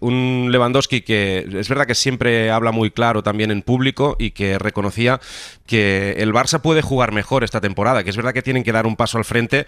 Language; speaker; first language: Spanish; native; Spanish